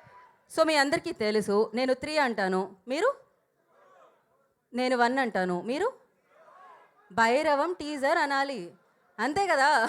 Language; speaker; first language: Telugu; native; Telugu